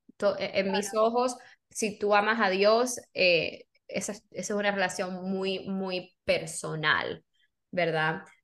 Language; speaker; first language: Spanish; native; Spanish